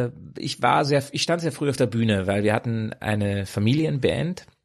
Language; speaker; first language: German; native; German